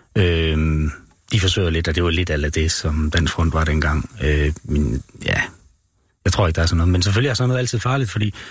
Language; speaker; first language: Danish; native; Danish